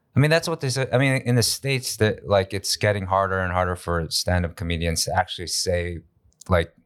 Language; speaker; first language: English; native; English